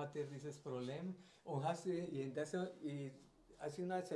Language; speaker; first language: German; non-native, fluent; Spanish